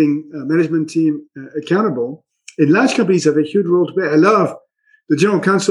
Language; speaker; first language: English; native; English